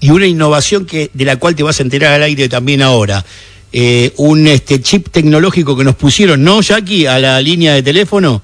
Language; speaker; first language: Spanish; native; Spanish